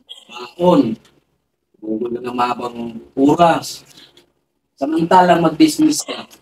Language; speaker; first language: Filipino; non-native, local second language; Hiligaynon